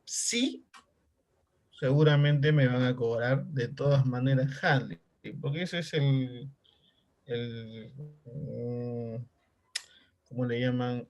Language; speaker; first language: Spanish; native; Spanish